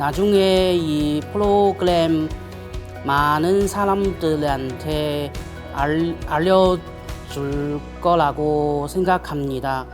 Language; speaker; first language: Korean; non-native, learner; Chinese